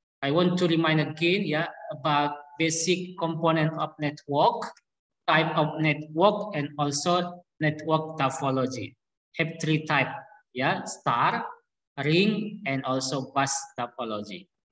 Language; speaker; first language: English; non-native, learner; Indonesian